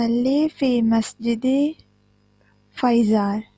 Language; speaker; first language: Arabic; non-native, learner; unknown